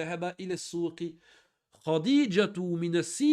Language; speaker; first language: Arabic; non-native, fluent; French